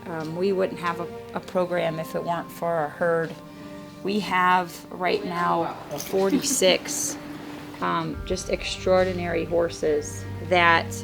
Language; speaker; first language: English; native; English